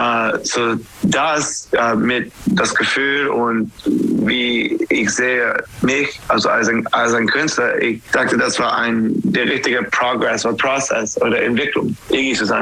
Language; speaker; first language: German; non-native, fluent; English